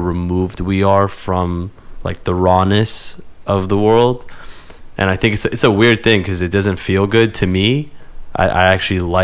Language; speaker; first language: English; native; English